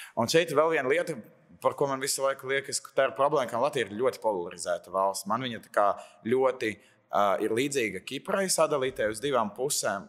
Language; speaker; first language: Latvian; non-native, fluent; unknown